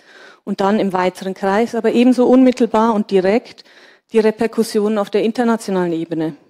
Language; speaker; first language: German; native; German